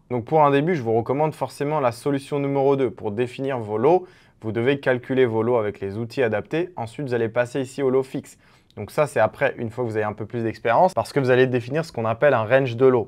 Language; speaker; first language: French; native; French